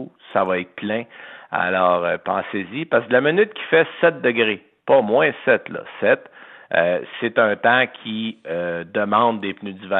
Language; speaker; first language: French; native; French